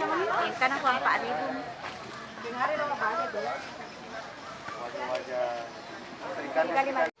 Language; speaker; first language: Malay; non-native, local second language; Buginese